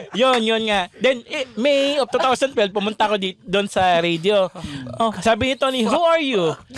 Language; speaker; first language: Filipino; non-native, local second language; Cebuano